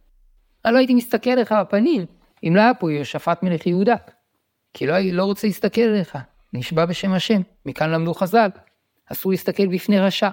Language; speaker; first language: Hebrew; native; Hebrew